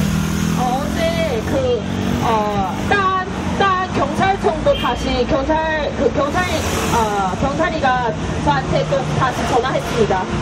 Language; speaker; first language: Korean; non-native, fluent; Chinese